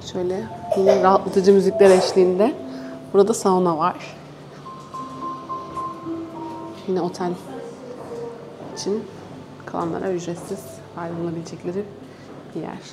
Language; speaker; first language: Turkish; native; Turkish